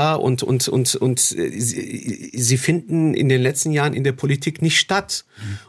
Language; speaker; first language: German; early bilingual, other home language; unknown